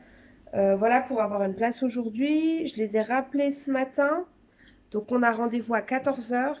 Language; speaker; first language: French; native; French